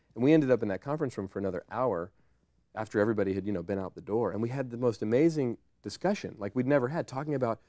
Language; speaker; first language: English; native; English